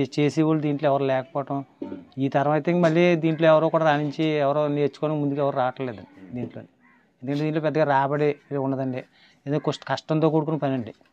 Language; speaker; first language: Telugu; native; Telugu